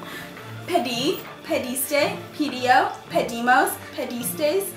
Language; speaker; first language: Spanish; non-native, learner; English